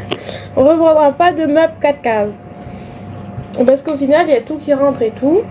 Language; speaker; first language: French; native; French